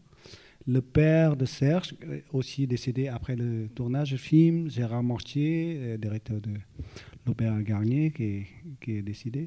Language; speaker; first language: French; non-native, fluent; Vietnamese